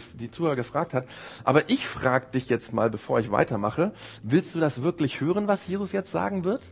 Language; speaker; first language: German; early bilingual, other home language; Japanese